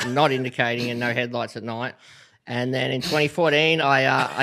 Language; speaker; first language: English; native; English